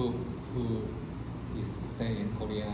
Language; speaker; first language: English; non-native, learner; Korean